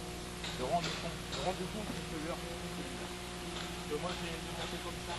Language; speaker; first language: French; native; French